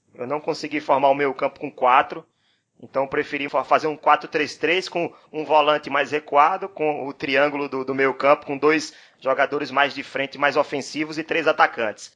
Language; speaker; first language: Portuguese; native; Portuguese